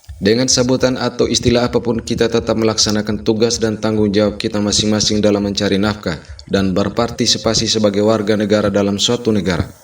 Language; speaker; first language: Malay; native; Malay